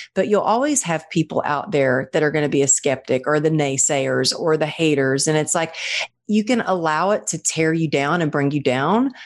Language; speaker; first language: English; native; English